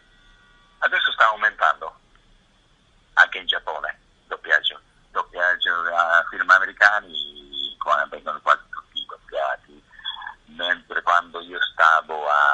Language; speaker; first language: Italian; non-native, fluent; Japanese